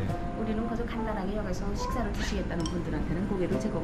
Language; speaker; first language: Korean; native; Korean